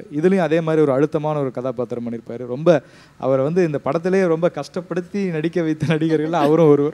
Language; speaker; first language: Tamil; native; Tamil